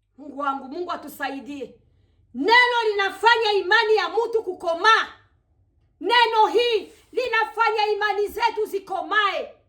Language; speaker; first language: Swahili; native; Swahili